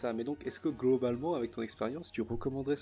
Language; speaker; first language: French; native; French